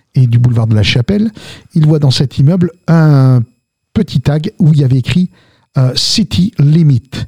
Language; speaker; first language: French; early bilingual, other home language; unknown